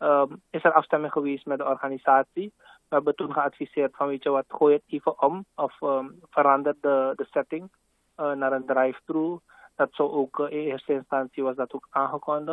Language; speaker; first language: Dutch; native; Dutch